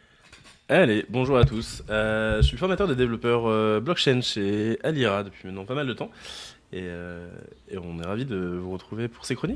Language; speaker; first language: French; native; French